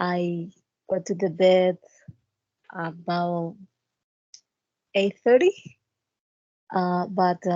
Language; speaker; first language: English; non-native, learner; Spanish